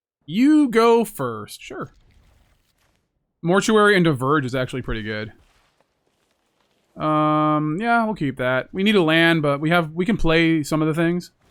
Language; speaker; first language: English; native; English